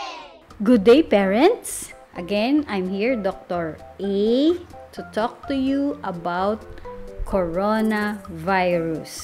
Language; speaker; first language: English; non-native, local second language; Filipino